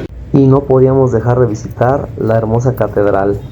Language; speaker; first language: Spanish; native; Spanish